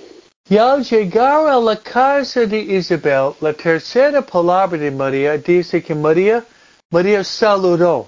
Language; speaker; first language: Spanish; non-native, fluent; English